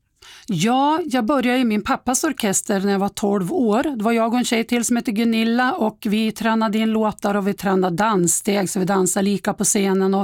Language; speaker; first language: Swedish; native; Swedish